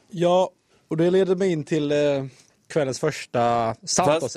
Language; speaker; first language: Swedish; native; Swedish